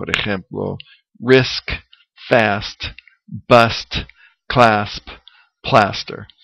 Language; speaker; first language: Spanish; non-native, learner; English